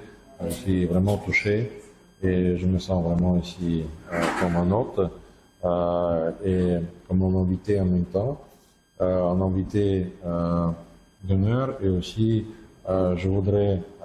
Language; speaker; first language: French; non-native, fluent; Russian